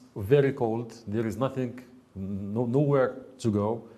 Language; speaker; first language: English; non-native, fluent; Arabic